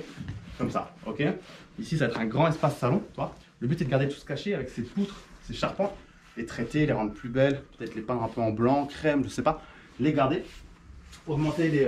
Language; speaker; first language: French; native; French